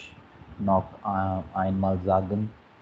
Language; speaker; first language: German; non-native, learner; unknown